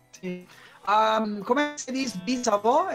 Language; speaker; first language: Spanish; non-native, fluent; Portuguese